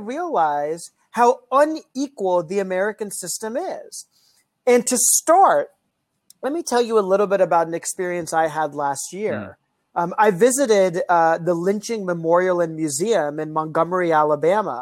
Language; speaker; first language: English; native; English